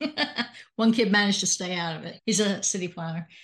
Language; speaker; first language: English; native; English